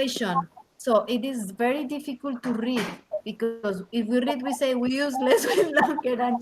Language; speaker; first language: English; non-native, learner; Spanish